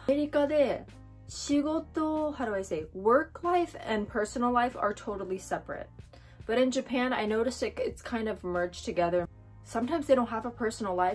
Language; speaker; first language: English; early bilingual, other home language; Japanese